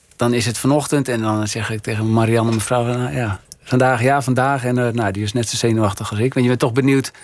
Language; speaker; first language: Dutch; native; Dutch